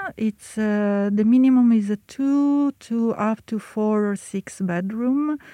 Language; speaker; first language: English; non-native, fluent; Italian